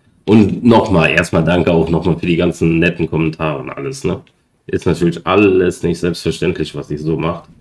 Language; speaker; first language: German; native; German